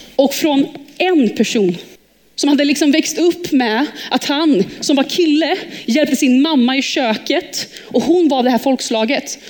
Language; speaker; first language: Swedish; early bilingual, heritage; Swedish